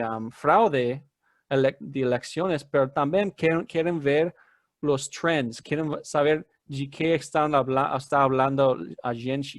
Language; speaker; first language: Spanish; non-native, fluent; English